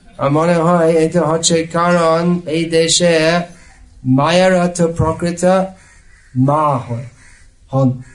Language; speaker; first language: Bangla; non-native, fluent; English